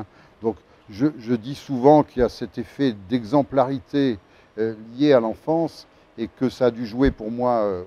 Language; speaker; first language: French; native; French